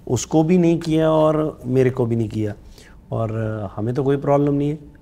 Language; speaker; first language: Hindi; non-native, local second language; Punjabi